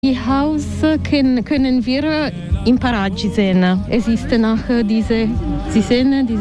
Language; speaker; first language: German; non-native, learner; Italian